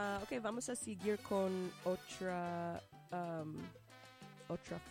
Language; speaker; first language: Spanish; non-native, learner; English